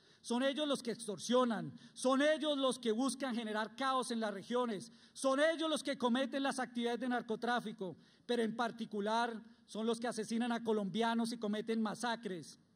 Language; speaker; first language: Spanish; native; Spanish